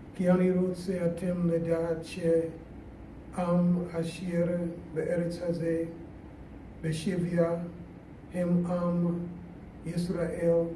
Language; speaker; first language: Hebrew; non-native, learner; English